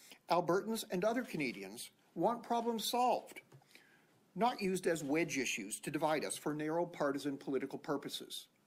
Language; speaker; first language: English; native; English